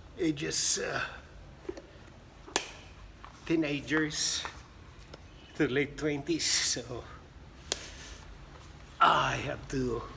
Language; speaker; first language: English; non-native, local second language; Filipino